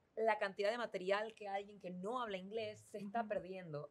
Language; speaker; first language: Spanish; native; Spanish